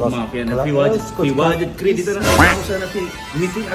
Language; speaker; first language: Arabic; non-native, learner; Filipino